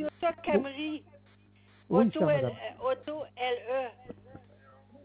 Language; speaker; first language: French; native; French